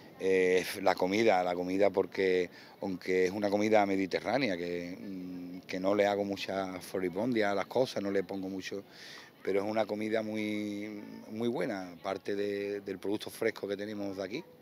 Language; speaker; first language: Spanish; native; Spanish